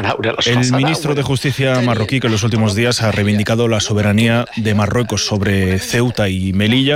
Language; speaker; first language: Spanish; native; Spanish